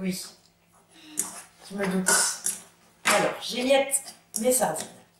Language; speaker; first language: French; native; French